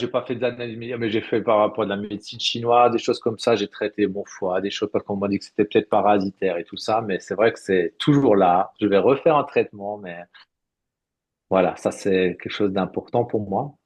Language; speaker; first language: French; native; French